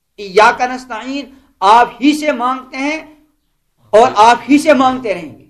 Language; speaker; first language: Urdu; non-native, local second language; Kashmiri